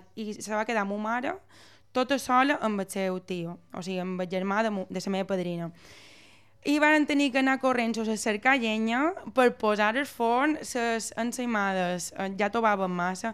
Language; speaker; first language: Catalan; native; Catalan